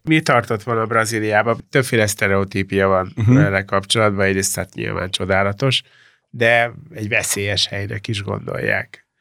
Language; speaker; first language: Hungarian; native; Hungarian